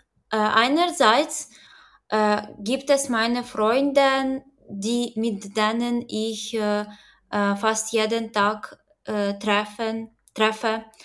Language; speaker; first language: German; non-native, learner; Ukrainian